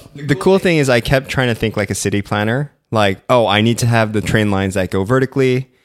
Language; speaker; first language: English; non-native, local second language; Korean